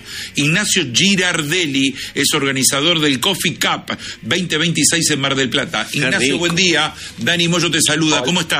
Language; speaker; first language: Spanish; native; Spanish